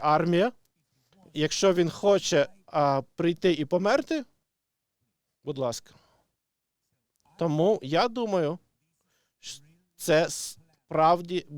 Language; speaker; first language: Ukrainian; non-native, local second language; Russian